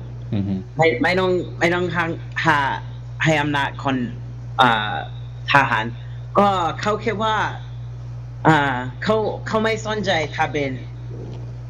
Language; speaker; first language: Thai; non-native, learner; English